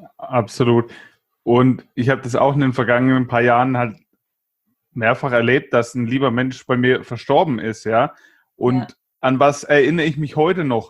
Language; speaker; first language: German; native; German